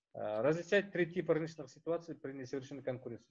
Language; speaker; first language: Russian; non-native, local second language; Kazakh